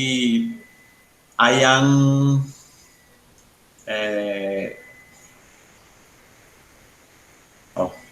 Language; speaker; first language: English; non-native, learner; Spanish